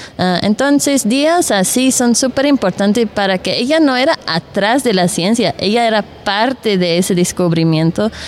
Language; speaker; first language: Spanish; non-native, fluent; Dutch